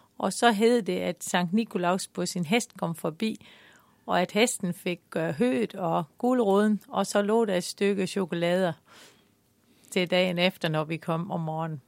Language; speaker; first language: Danish; non-native, fluent; Dutch